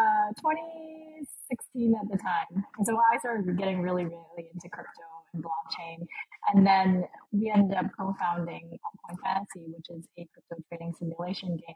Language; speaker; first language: English; native; English